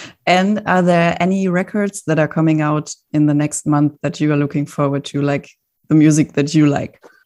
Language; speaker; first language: English; non-native, fluent; German